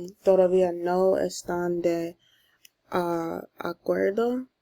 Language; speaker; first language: Spanish; non-native, learner; English